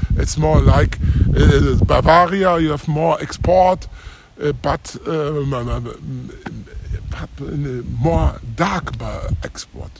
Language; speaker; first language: English; non-native, learner; German